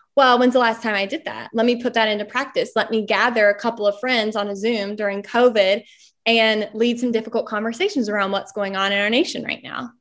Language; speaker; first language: English; native; English